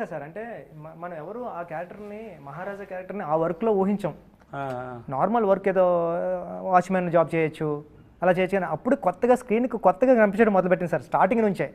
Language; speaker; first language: Telugu; native; Telugu